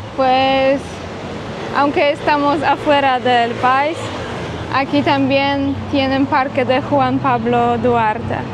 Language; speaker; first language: Spanish; non-native, fluent; Polish